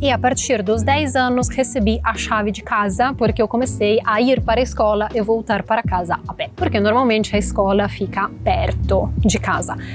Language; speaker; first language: Portuguese; non-native, fluent; Italian